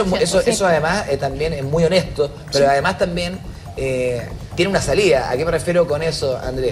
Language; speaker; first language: Spanish; native; Spanish